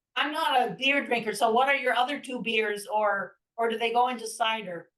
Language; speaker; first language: English; native; English